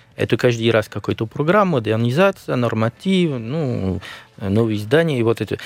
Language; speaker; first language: Russian; non-native, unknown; French